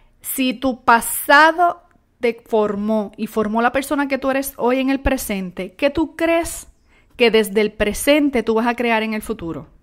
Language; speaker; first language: Spanish; native; Spanish